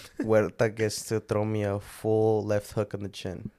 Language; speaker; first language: English; early bilingual, other home language; Spanish